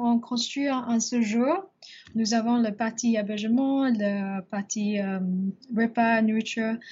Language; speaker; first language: French; non-native, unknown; English